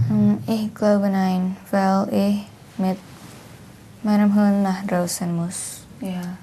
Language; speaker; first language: German; non-native, learner; Indonesian